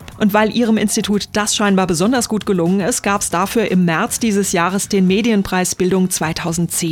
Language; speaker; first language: German; native; German